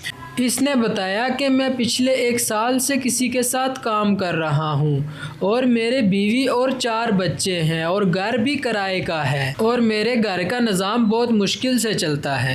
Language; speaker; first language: Urdu; native; Urdu